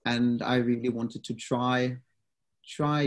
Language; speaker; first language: English; non-native, fluent; Danish